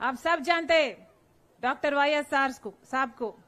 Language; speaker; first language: Hindi; non-native, local second language; Telugu